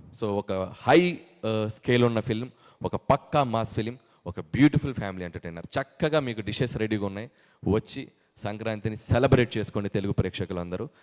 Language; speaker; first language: Telugu; native; Telugu